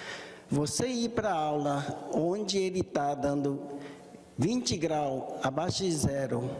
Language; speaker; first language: Portuguese; early bilingual, other home language; Japanese